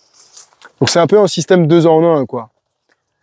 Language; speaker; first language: French; native; French